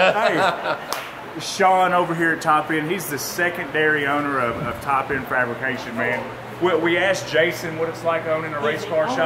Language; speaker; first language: English; native; English